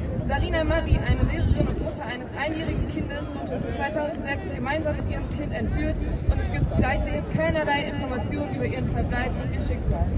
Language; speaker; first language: German; native; German